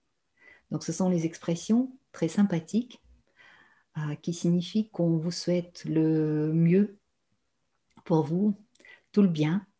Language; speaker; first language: French; non-native, fluent; Russian